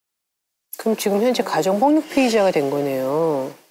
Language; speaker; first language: Korean; native; Korean